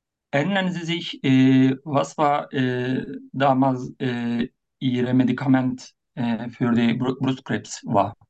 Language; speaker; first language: German; non-native, learner; Turkish